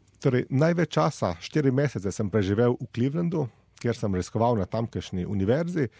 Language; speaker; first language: Slovenian; native; Slovenian